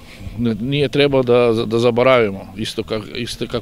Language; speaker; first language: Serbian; non-native, learner; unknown